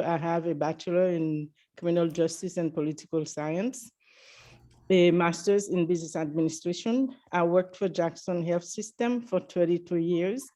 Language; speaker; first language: English; early bilingual, other home language; Haitian Creole